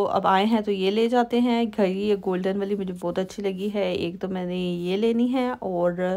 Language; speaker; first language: Urdu; native; Urdu